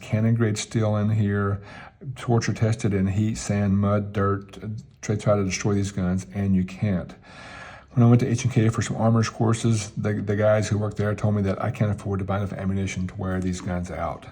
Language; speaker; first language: English; native; English